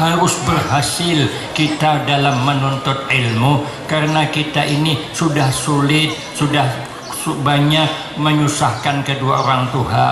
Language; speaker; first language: Indonesian; non-native, local second language; Banjar